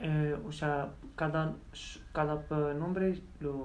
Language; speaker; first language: Spanish; non-native, learner; Berber languages